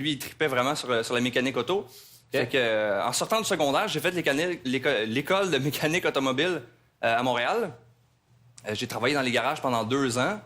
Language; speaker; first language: French; native; French